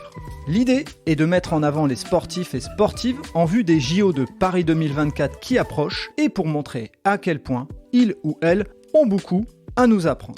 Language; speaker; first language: French; native; French